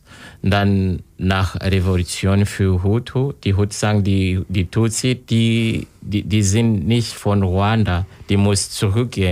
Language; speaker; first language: German; non-native, learner; Kinyarwanda